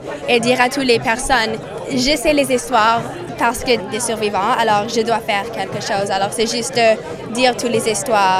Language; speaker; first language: French; non-native, learner; English